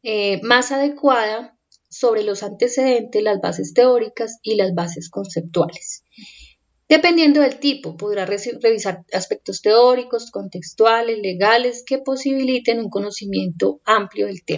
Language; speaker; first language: Spanish; native; Spanish